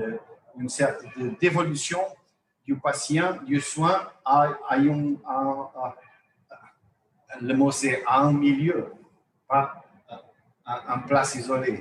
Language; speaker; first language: French; non-native, fluent; Portuguese